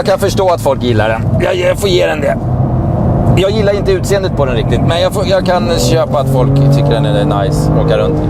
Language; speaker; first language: Swedish; native; Swedish